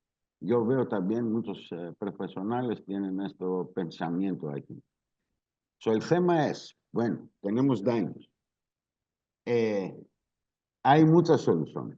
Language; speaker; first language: Spanish; non-native, learner; Greek